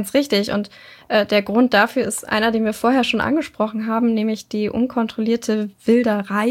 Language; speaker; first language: German; native; German